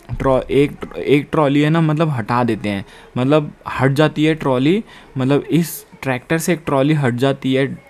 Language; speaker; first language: Hindi; non-native, local second language; Punjabi